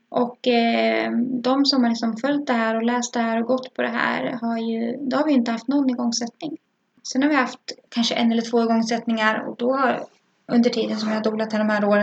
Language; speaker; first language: Swedish; native; Swedish